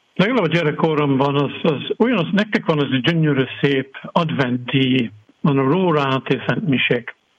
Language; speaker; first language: Hungarian; non-native, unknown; English